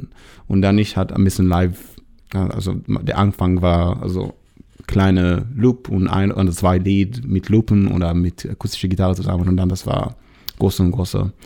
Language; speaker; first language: German; non-native, fluent; Hebrew